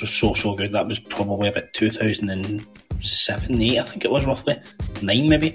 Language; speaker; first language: English; native; English